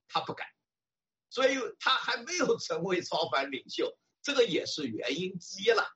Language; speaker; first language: Chinese; native; Chinese